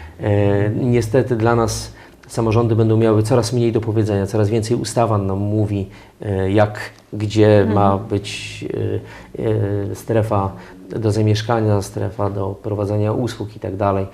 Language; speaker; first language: Polish; native; Polish